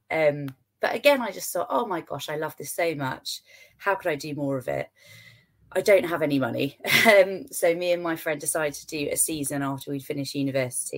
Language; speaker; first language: English; native; English